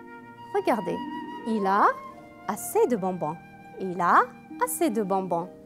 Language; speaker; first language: French; non-native, fluent; Arabic